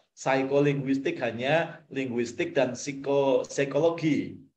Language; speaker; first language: Indonesian; native; Indonesian